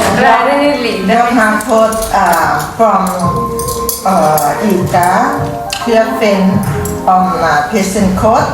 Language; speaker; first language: Swedish; non-native, learner; Thai